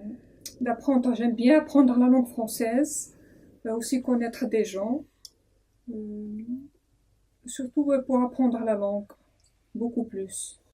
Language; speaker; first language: French; non-native, learner; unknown